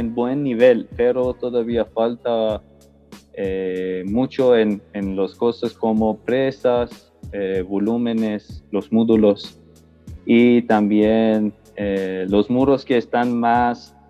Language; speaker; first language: Spanish; non-native, learner; Persian